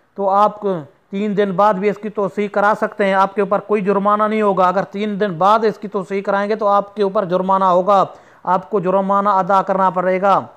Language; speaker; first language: Urdu; non-native, local second language; Saraiki